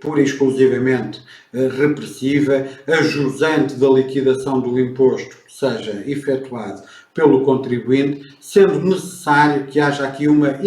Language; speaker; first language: Portuguese; native; Portuguese